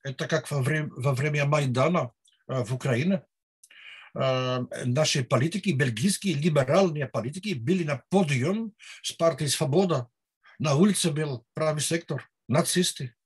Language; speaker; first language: Russian; non-native, learner; Dutch